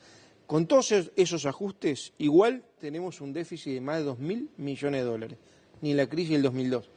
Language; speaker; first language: Spanish; native; Spanish